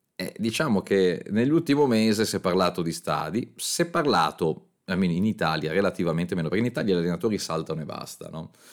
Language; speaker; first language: Italian; native; Italian